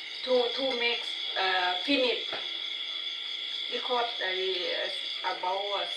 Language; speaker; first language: English; non-native, learner; Thai